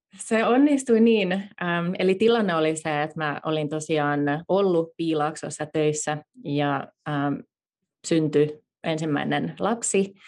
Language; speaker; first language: Finnish; native; Finnish